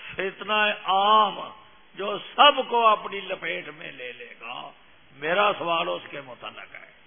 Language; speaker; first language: Urdu; non-native, local second language; Punjabi